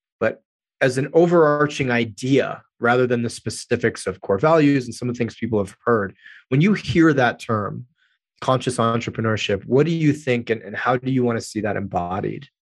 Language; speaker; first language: English; native; English